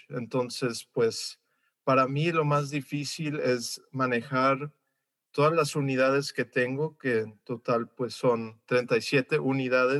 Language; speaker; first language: Spanish; early bilingual, heritage; Spanish